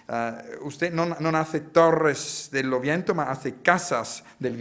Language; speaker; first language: Spanish; non-native, learner; Italian